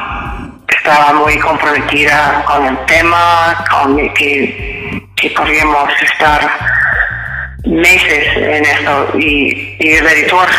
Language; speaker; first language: Spanish; non-native, fluent; English